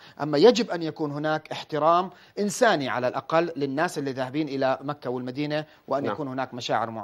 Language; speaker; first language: Arabic; native; Arabic